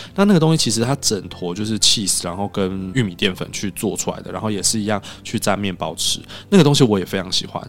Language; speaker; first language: Chinese; native; Chinese